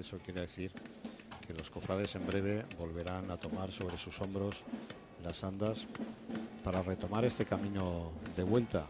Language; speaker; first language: Spanish; native; Spanish